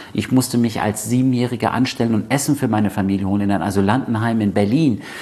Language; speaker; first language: German; early bilingual, other home language; Persian